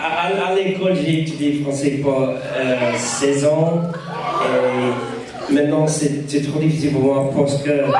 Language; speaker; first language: French; non-native, learner; English